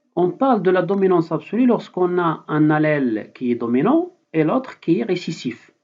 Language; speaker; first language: French; non-native, local second language; Arabic